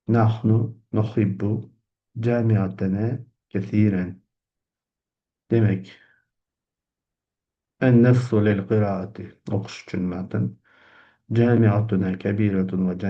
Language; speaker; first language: Arabic; non-native, fluent; Uzbek